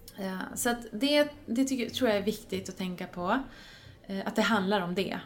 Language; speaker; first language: Swedish; native; Swedish